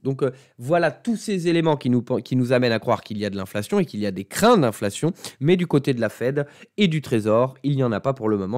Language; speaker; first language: French; native; French